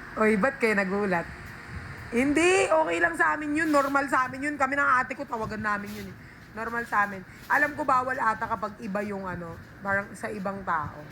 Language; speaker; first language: Filipino; native; Filipino